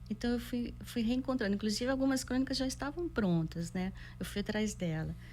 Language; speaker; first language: Portuguese; native; Portuguese